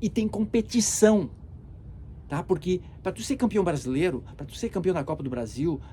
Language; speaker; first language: Portuguese; early bilingual, heritage; Portuguese